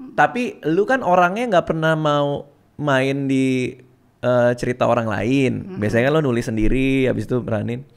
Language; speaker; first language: Indonesian; native; Indonesian